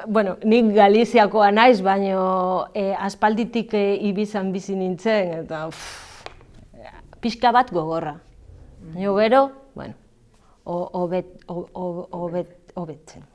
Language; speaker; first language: Basque; non-native, learner; Galician